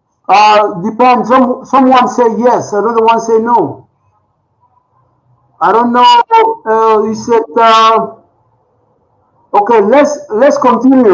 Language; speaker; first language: English; non-native, learner; Spanish